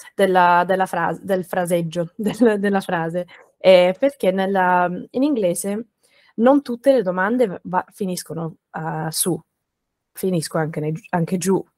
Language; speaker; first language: Italian; non-native, fluent; English